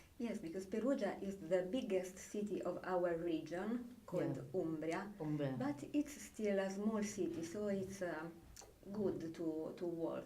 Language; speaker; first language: English; non-native, fluent; Italian